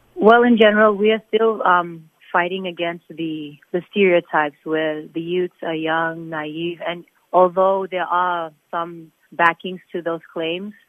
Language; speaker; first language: English; non-native, fluent; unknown